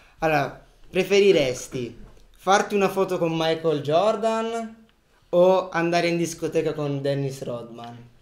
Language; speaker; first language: Italian; native; Italian